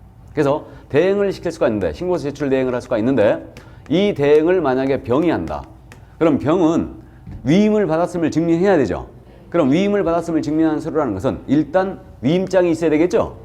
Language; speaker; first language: Korean; native; Korean